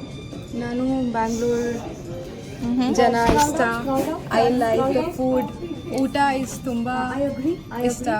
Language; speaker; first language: Kannada; non-native, learner; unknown